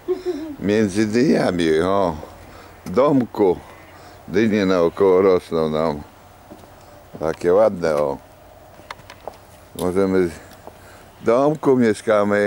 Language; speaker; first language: Polish; native; Polish